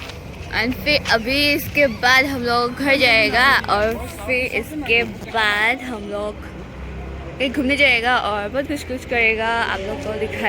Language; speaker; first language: Hindi; non-native, local second language; Assamese